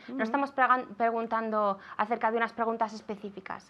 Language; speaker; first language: Spanish; non-native, fluent; English